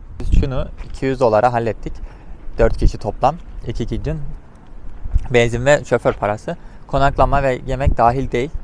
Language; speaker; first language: Turkish; native; Turkish